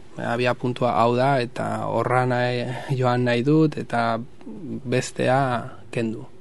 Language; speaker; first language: Basque; non-native, local second language; Spanish